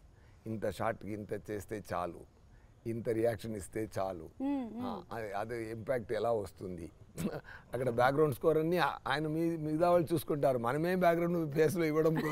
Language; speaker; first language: Telugu; non-native, fluent; Tamil